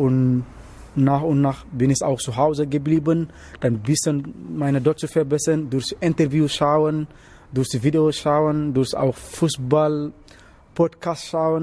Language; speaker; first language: German; non-native, learner; Wolof